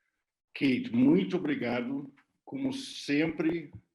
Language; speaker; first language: Portuguese; non-native, fluent; English